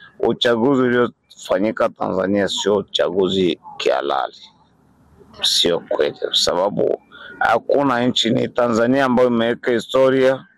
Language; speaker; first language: Swahili; native; Swahili